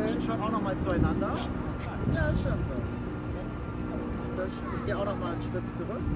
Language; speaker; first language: German; native; German